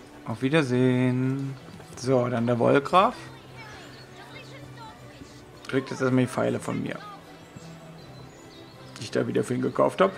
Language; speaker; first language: German; native; German